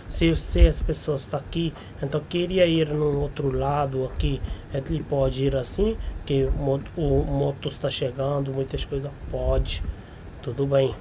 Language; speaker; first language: Portuguese; non-native, learner; Hindi